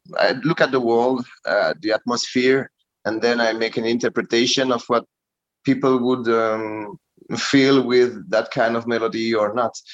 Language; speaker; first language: English; non-native, learner; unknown